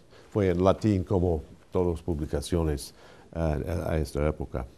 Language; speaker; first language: Spanish; non-native, fluent; English